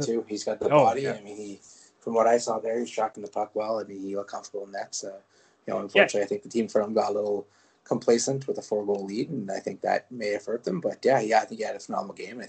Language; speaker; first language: English; non-native, fluent; French